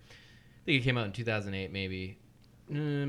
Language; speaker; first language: English; native; English